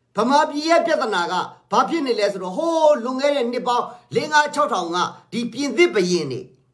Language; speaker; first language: Burmese; non-native, local second language; Kachin